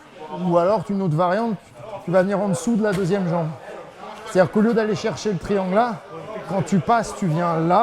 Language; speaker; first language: French; native; French